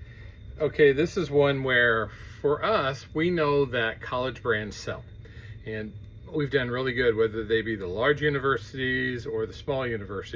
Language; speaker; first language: English; native; English